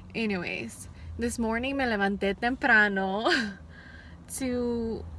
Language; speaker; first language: English; early bilingual, other home language; Spanish